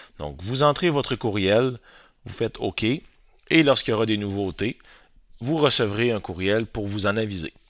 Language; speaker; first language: French; native; French